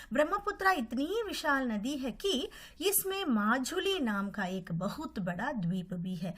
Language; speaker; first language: Hindi; non-native, local second language; Tamil